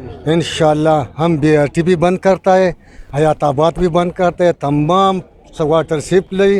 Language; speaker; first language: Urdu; non-native, local second language; Pashto